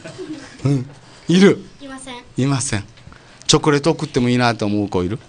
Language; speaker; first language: Japanese; native; Japanese